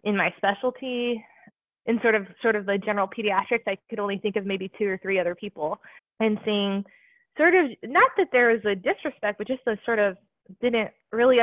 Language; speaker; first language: English; native; English